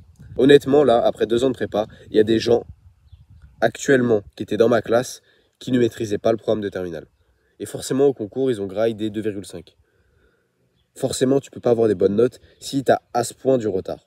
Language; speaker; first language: French; native; French